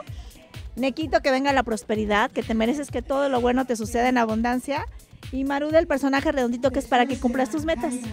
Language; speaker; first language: Spanish; native; Spanish